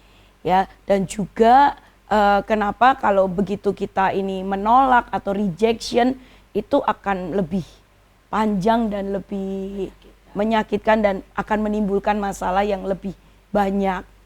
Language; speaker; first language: Indonesian; native; Indonesian